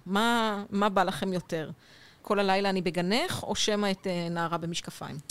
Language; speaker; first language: Hebrew; native; Hebrew